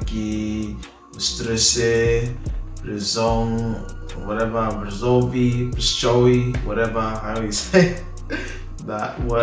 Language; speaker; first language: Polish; non-native, learner; English